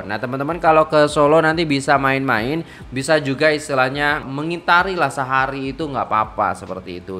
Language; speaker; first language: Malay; non-native, local second language; Javanese